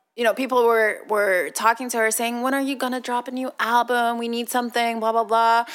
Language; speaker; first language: English; non-native, fluent; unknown